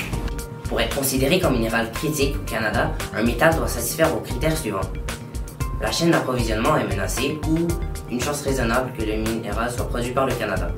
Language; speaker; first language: French; native; French